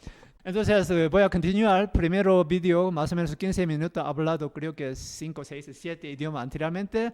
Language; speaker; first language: Spanish; non-native, learner; Korean